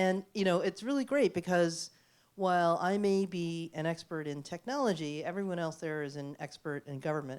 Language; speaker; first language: English; native; English